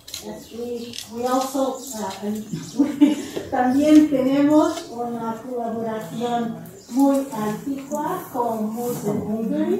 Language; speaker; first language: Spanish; non-native, learner; Portuguese